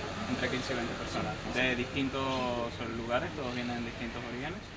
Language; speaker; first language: Spanish; native; Spanish